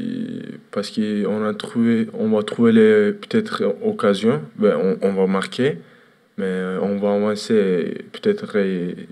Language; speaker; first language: French; non-native, learner; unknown